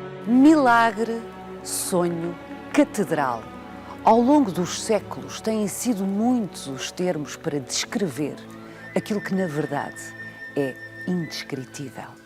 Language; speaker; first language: Portuguese; native; Portuguese